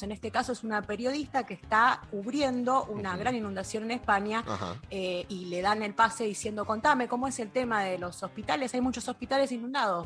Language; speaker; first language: Spanish; native; Spanish